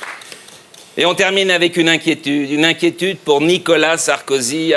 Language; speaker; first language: French; native; French